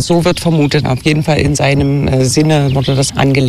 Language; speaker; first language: German; native; German